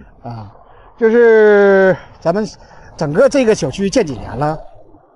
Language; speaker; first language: Chinese; native; Chinese